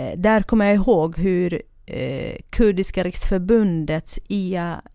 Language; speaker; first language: Swedish; non-native, fluent; Kurdish